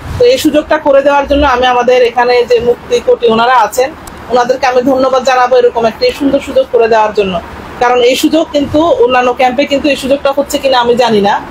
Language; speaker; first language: Bangla; non-native, local second language; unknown